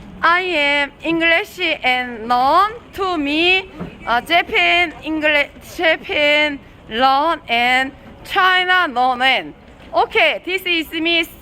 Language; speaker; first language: English; non-native, learner; Korean